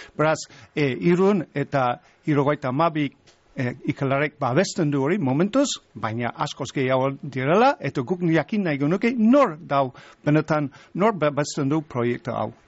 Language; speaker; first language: Basque; non-native, fluent; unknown